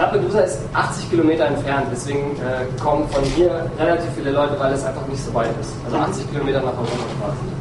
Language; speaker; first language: German; native; German